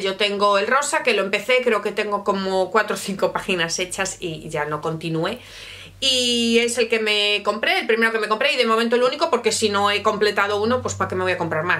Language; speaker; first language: Spanish; native; Spanish